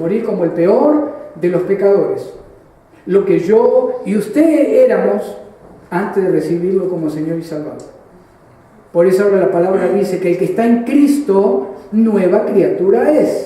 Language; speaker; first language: Spanish; native; Spanish